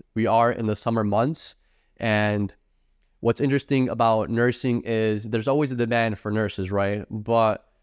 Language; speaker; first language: English; native; English